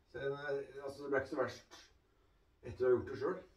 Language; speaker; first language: Norwegian; native; Norwegian